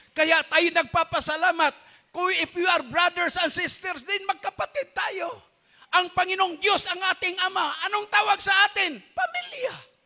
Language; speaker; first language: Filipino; non-native, local second language; Cebuano